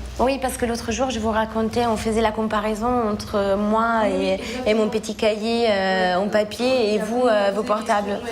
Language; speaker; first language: French; non-native, fluent; Italian